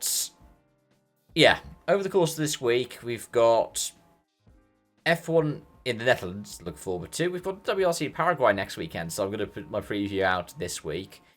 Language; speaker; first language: English; native; English